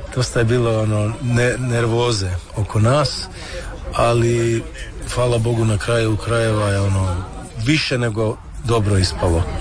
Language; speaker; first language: Serbian; early bilingual, heritage; Croatian